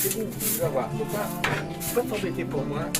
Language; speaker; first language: French; native; French